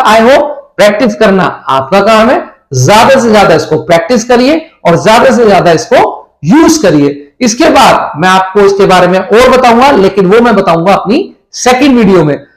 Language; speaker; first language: Hindi; native; Hindi